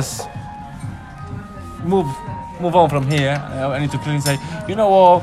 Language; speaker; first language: English; non-native, learner; Italian